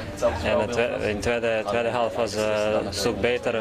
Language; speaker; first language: Dutch; non-native, learner; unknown